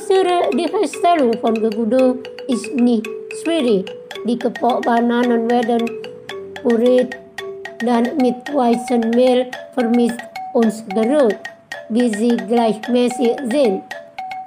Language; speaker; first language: German; non-native, fluent; Indonesian